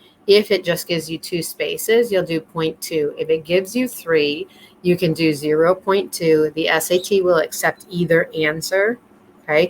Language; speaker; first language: English; native; English